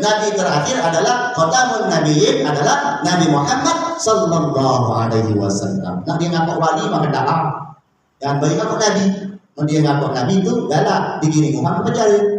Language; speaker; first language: Malay; native; Malay